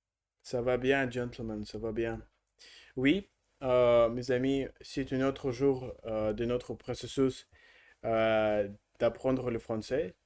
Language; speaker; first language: French; non-native, learner; Russian